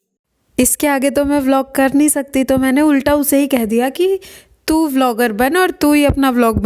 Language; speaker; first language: Hindi; native; Hindi